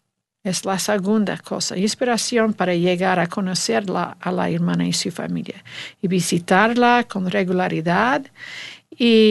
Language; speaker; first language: Spanish; non-native, learner; English